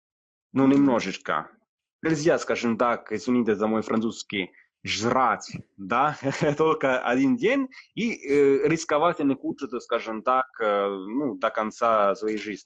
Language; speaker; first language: Russian; non-native, fluent; Italian